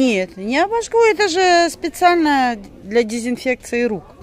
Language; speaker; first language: Russian; native; Russian